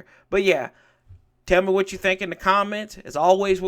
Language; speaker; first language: English; native; English